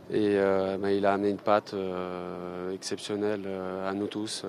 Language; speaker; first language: French; native; French